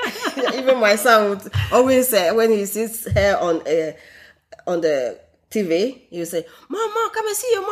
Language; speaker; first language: English; non-native, local second language; Ewe